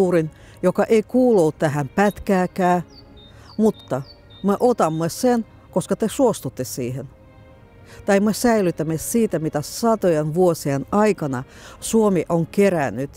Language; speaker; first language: Finnish; non-native, fluent; Russian